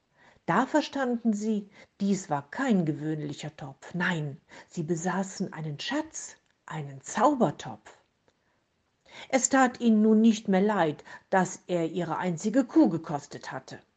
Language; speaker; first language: German; native; German